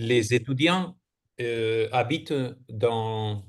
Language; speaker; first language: French; non-native, fluent; Spanish